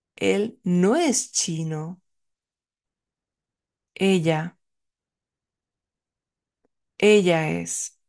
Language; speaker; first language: Spanish; non-native, fluent; Czech